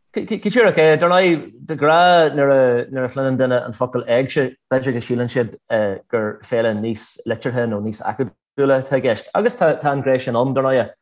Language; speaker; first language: Irish; native; Irish